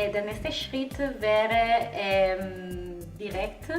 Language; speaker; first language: German; non-native, fluent; Italian